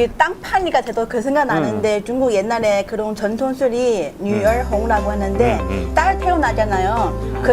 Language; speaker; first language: Korean; non-native, fluent; Chinese